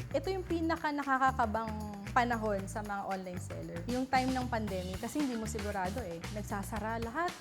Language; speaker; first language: Filipino; native; Filipino